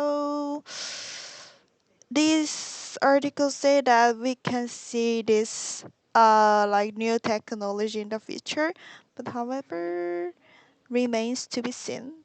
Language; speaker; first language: English; non-native, learner; Korean